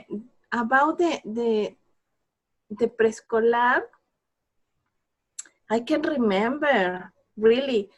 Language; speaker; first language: English; non-native, learner; Spanish